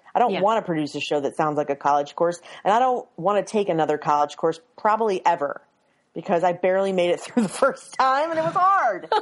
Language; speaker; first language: English; native; English